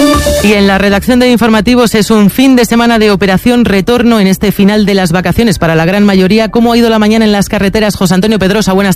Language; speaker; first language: Spanish; native; Spanish